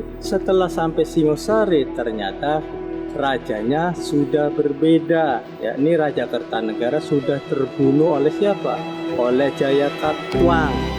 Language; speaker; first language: Indonesian; native; Indonesian